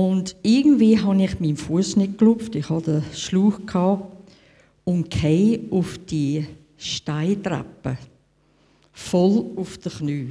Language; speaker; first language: German; non-native, fluent; English